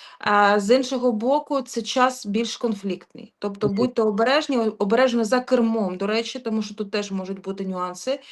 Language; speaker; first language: Ukrainian; native; Ukrainian